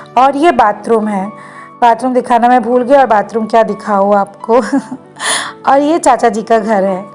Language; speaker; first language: Hindi; non-native, local second language; Bangla